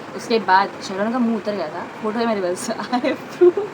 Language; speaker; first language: Hindi; non-native, local second language; Marathi